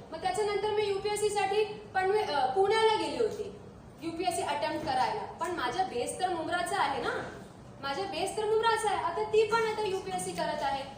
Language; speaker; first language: Marathi; non-native, local second language; Urdu